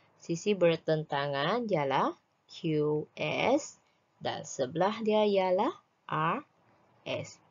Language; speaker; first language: Malay; native; Malay